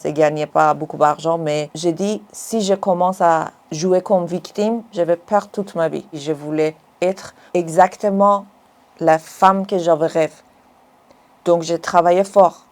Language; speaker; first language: French; non-native, learner; Persian